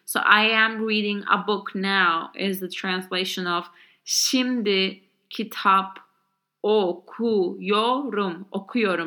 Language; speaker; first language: Turkish; non-native, learner; English